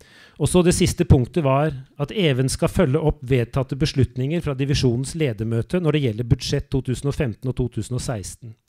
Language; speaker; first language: Norwegian; native; Norwegian